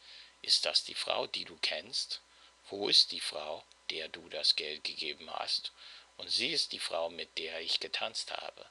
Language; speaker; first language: German; non-native, fluent; English